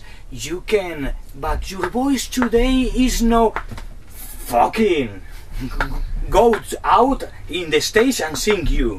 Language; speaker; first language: English; non-native, learner; Spanish